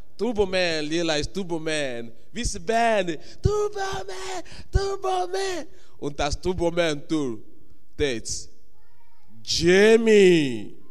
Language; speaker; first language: Latvian; non-native, fluent; English